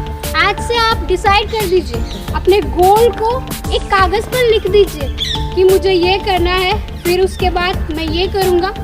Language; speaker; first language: Hindi; non-native, local second language; Gujarati